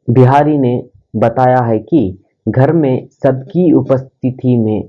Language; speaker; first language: Hindi; non-native, local second language; Kannada